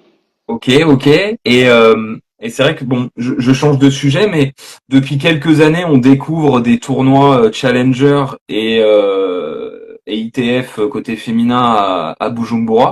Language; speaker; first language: French; native; French